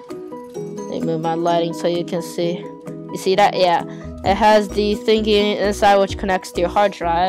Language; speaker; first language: English; native; English